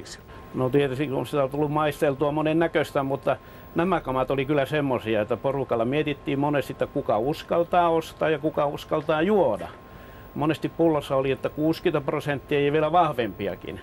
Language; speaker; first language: Finnish; native; Finnish